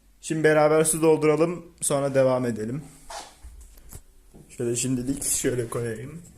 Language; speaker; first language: Turkish; native; Turkish